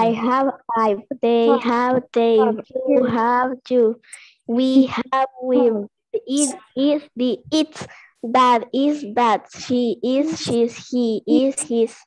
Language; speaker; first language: English; non-native, learner; Spanish